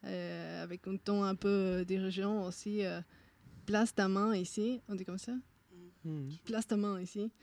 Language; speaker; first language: French; non-native, fluent; Spanish